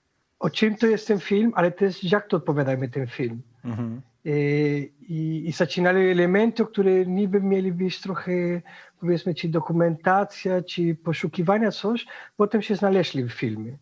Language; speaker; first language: Polish; non-native, fluent; Spanish